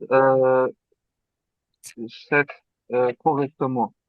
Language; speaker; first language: French; non-native, learner; Azerbaijani